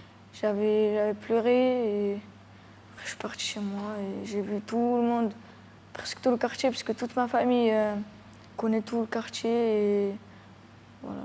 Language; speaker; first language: French; early bilingual, other home language; Georgian